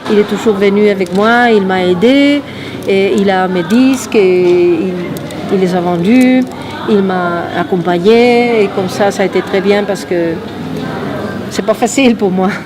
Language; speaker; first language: French; non-native, fluent; Spanish